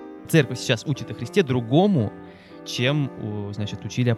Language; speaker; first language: Russian; native; Russian